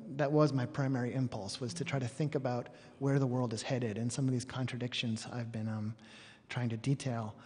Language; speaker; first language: English; native; English